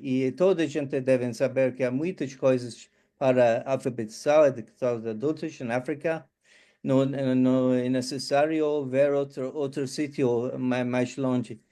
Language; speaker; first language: Portuguese; non-native, fluent; English